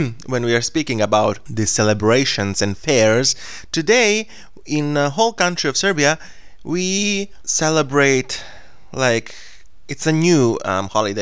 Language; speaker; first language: English; non-native, fluent; Serbian